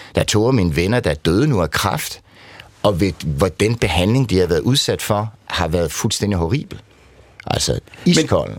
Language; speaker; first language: Danish; native; Danish